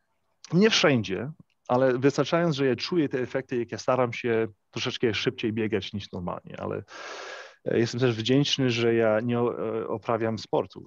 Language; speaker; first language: Polish; early bilingual, heritage; English